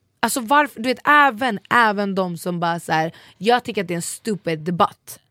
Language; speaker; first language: Swedish; native; Swedish